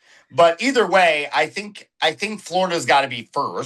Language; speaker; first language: English; native; English